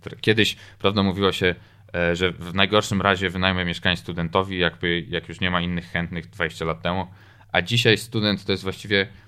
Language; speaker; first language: Polish; native; Polish